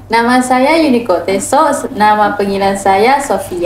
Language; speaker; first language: Indonesian; non-native, learner; Thai